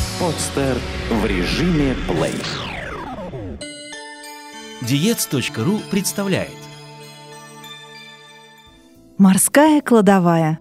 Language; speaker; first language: Russian; native; Russian